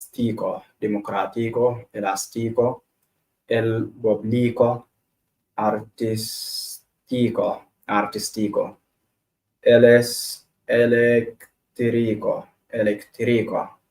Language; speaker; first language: Spanish; non-native, learner; Arabic